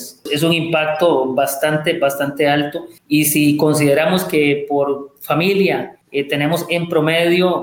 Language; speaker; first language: Spanish; native; Spanish